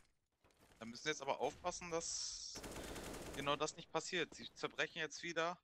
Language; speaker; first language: German; native; German